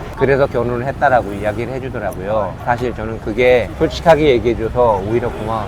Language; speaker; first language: Korean; native; Korean